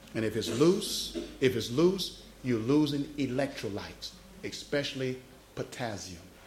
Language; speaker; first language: English; native; English